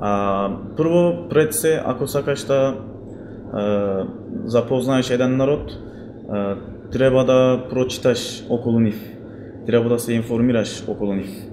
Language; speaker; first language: Macedonian; non-native, fluent; Turkish